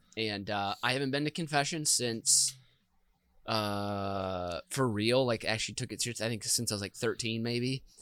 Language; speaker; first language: English; native; English